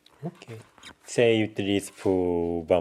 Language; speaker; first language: French; non-native, learner; Japanese